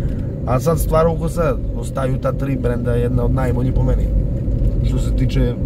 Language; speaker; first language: Serbian; native; Serbian